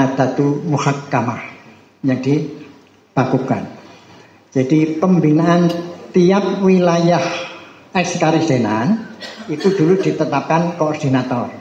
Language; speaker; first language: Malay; non-native, local second language; Javanese